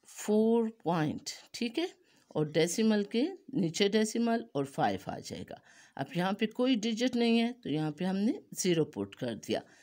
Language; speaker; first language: Urdu; native; Urdu